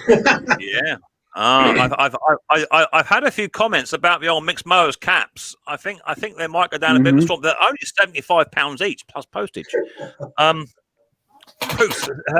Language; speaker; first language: English; native; English